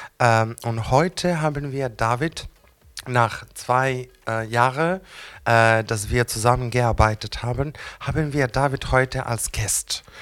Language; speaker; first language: German; non-native, learner; Greek